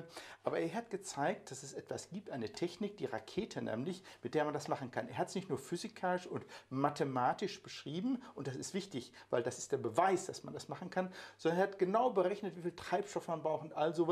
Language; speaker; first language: German; native; German